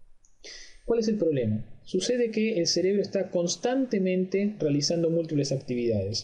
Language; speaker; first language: Spanish; native; Spanish